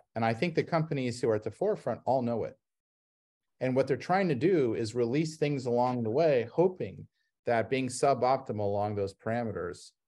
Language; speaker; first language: English; native; English